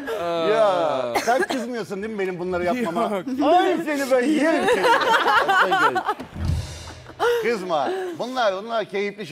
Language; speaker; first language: Turkish; native; Turkish